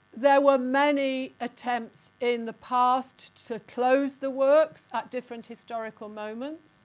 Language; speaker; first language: English; native; English